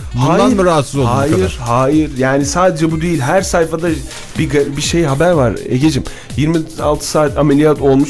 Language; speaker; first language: Turkish; native; Turkish